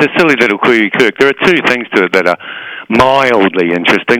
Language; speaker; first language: English; native; English